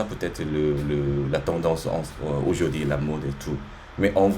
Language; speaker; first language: French; native; French